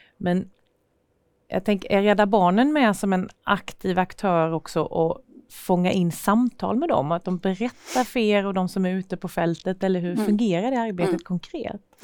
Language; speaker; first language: Swedish; native; Swedish